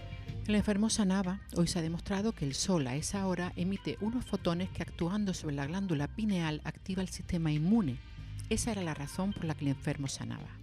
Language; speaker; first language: Spanish; native; Spanish